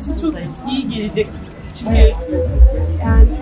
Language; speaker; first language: Turkish; non-native, learner; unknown